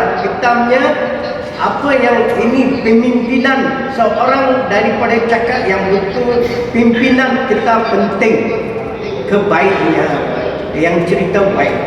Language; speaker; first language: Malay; non-native, local second language; Tamil